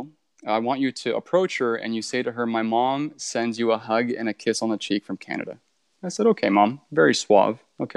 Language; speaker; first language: English; native; English